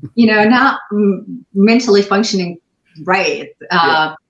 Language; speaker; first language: English; non-native, fluent; Arabic